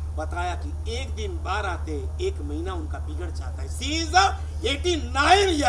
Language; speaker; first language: Hindi; non-native, local second language; Gujarati